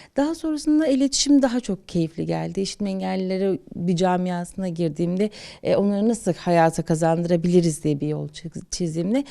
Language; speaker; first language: Turkish; native; Turkish